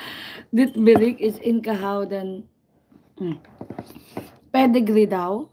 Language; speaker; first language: Dutch; non-native, fluent; Filipino